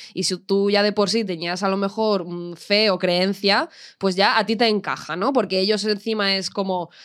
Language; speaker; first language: Spanish; early bilingual, other home language; Russian